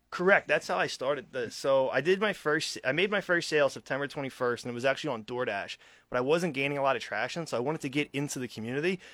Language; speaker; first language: English; native; English